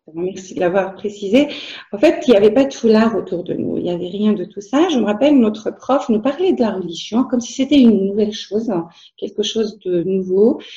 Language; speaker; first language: French; non-native, local second language; Arabic